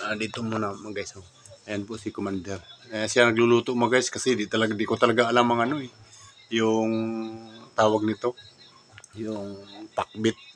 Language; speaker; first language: Filipino; non-native, local second language; Cebuano